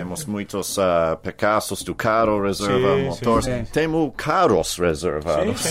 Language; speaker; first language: Portuguese; non-native, learner; English